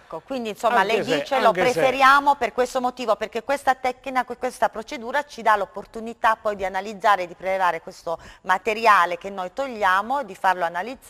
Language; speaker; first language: Italian; native; Italian